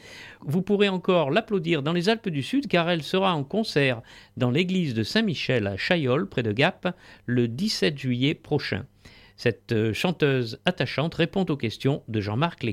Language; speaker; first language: French; native; French